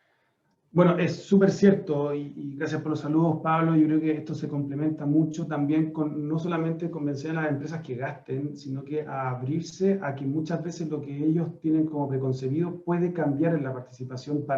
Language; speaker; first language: Spanish; native; Spanish